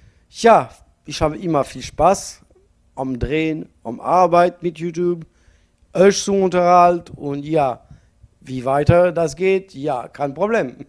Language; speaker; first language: German; non-native, learner; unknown